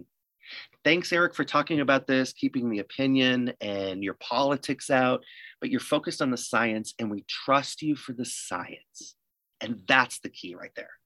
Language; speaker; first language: English; native; English